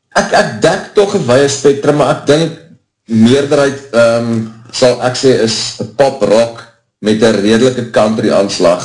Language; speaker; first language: Afrikaans; native; Afrikaans